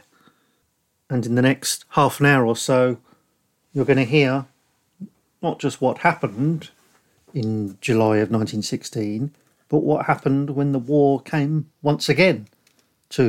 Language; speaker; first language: English; native; English